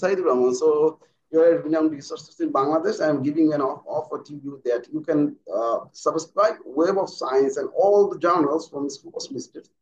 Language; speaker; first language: English; non-native, local second language; Bangla